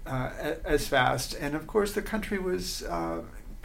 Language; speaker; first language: English; native; English